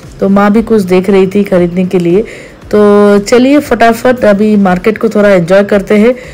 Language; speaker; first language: Hindi; non-native, local second language; Bangla